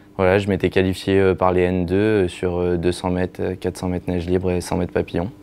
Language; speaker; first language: French; native; French